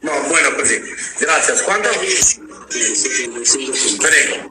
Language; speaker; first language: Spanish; non-native, learner; Albanian